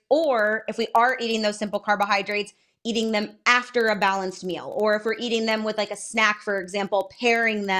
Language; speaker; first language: English; native; English